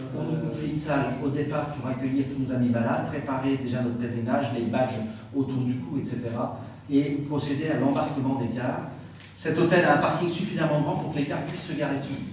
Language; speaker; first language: French; native; French